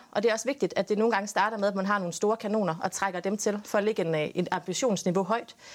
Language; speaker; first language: Danish; native; Danish